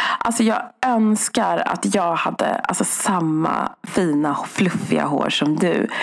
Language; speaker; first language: Swedish; early bilingual, other home language; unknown